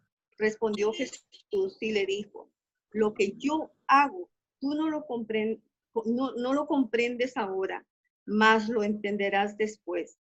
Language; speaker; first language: Spanish; native; Spanish